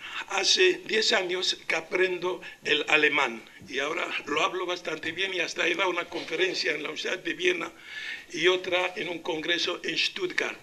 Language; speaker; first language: Spanish; non-native, local second language; Arabic